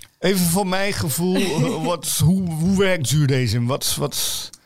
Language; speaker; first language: Dutch; native; Dutch